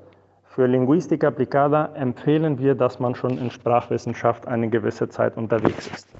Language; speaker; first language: German; non-native, fluent; Spanish